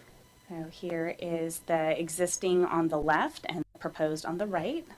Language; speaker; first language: English; native; English